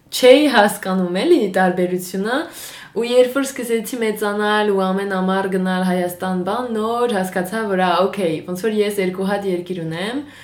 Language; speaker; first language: Armenian; early bilingual, heritage; Armenian